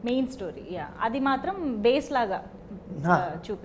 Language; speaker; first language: Telugu; native; Telugu